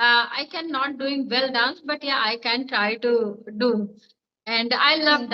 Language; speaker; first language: English; non-native, learner; Hindi